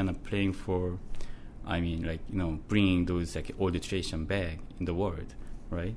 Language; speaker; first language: English; non-native, fluent; Korean